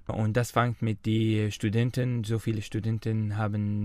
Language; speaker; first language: German; non-native, learner; Arabic